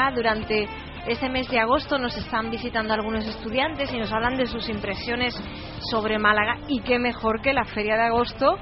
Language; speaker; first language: Spanish; native; Spanish